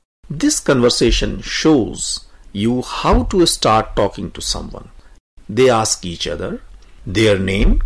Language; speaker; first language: English; non-native, local second language; Hindi